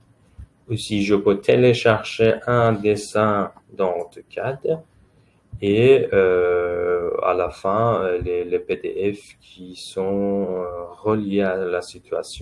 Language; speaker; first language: French; non-native, fluent; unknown